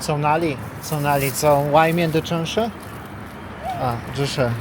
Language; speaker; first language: Chinese; non-native, learner; Polish